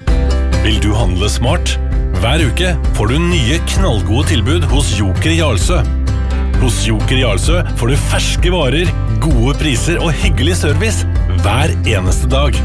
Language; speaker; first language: Norwegian; native; Norwegian